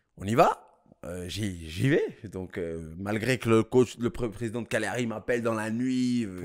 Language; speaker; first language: French; early bilingual, other home language; Kabuverdianu